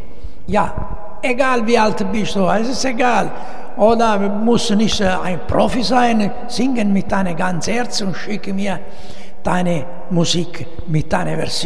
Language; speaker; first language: German; non-native, learner; Italian